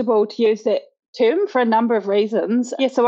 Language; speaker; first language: English; native; English